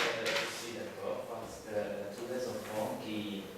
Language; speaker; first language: French; non-native, learner; Dutch